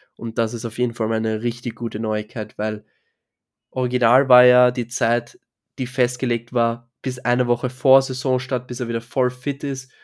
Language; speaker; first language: German; native; German